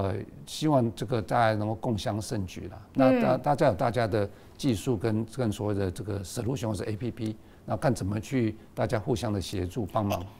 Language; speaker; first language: Chinese; native; Chinese